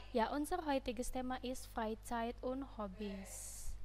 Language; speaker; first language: German; non-native, learner; Indonesian